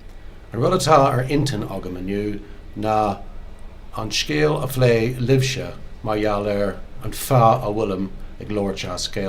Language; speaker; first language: Irish; non-native, local second language; English